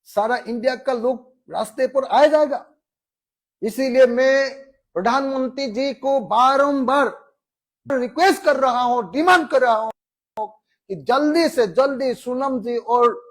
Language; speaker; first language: Hindi; non-native, local second language; Assamese